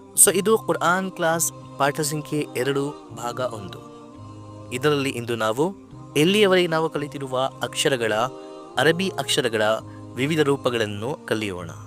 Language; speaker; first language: Kannada; non-native, local second language; Urdu